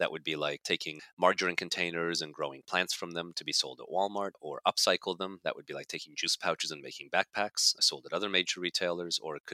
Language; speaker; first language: English; native; English